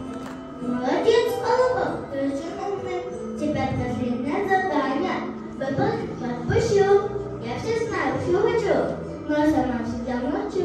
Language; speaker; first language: Russian; non-native, learner; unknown